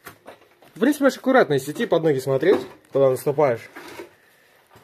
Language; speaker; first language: Russian; native; Russian